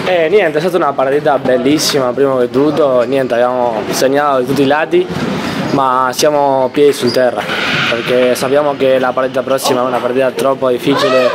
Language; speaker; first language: Italian; non-native, learner; Spanish